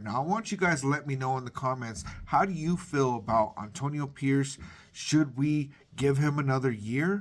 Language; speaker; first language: English; native; English